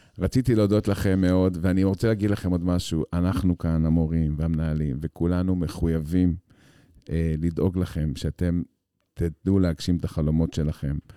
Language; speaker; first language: Hebrew; native; Hebrew